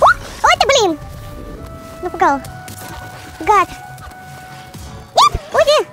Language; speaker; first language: Russian; native; Russian